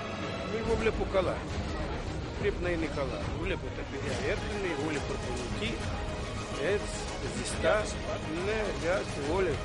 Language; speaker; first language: Greek; non-native, learner; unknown